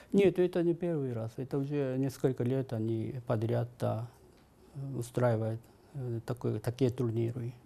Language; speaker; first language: Russian; non-native, fluent; Japanese